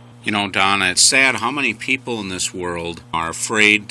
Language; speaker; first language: English; native; English